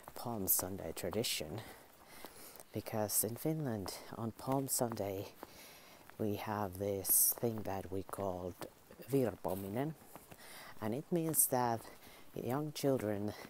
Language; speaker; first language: English; non-native, fluent; Finnish